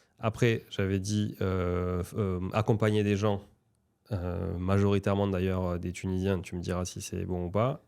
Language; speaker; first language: French; native; French